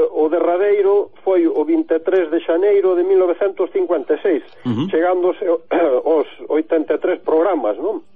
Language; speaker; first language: Galician; native; Galician